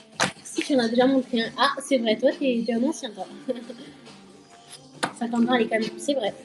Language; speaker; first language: French; native; French